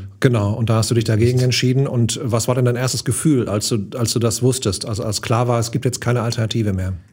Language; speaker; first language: German; native; German